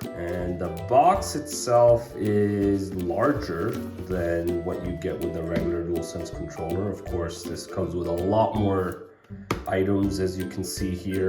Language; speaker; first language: English; native; English